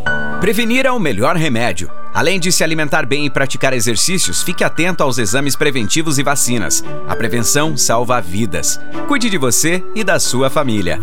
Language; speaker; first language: Portuguese; native; Portuguese